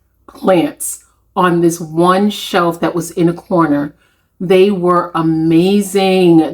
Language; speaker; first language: English; native; English